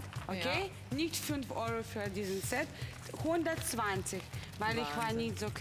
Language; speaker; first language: German; non-native, learner; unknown